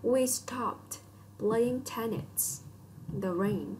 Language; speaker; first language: English; non-native, local second language; Vietnamese